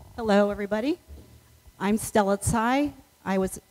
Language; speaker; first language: English; native; English